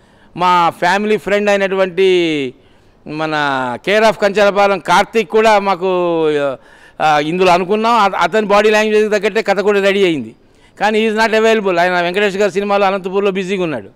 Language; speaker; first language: Telugu; native; Telugu